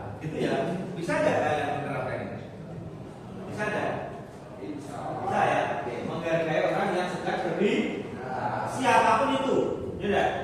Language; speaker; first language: Indonesian; native; Indonesian